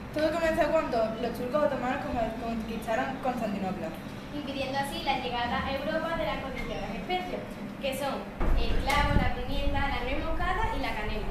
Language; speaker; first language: Spanish; native; Spanish